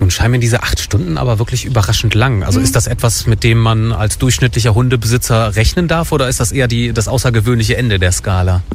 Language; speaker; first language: German; native; German